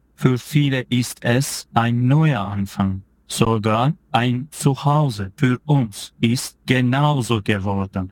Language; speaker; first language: German; non-native, fluent; Turkish